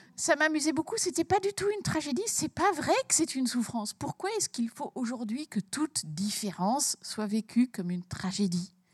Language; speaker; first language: French; early bilingual, heritage; French